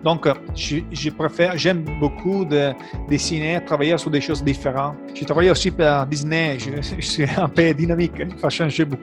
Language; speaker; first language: French; non-native, learner; Italian